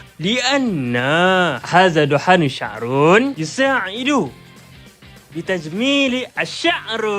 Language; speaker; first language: Arabic; non-native, learner; Malay